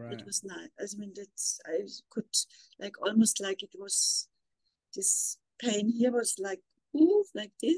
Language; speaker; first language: English; non-native, learner; German